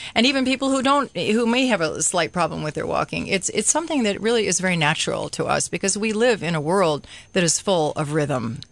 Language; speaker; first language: English; native; English